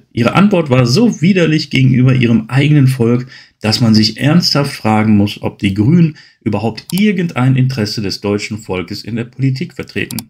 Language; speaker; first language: German; native; German